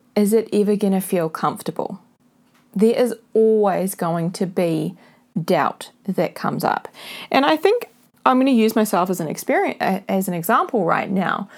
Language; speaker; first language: English; native; English